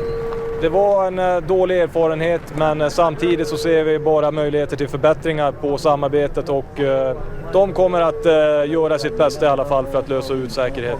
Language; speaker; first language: Swedish; native; Swedish